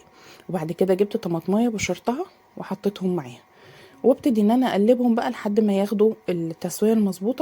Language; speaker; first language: Arabic; native; Arabic